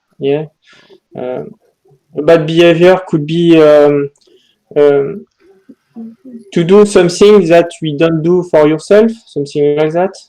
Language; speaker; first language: English; non-native, learner; French